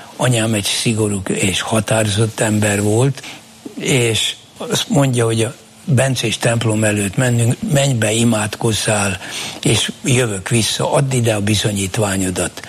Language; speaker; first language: Hungarian; native; Hungarian